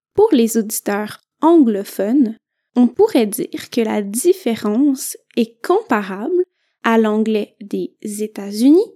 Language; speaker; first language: French; native; French